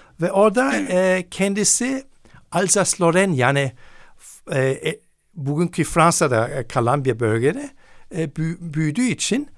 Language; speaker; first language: Turkish; non-native, fluent; German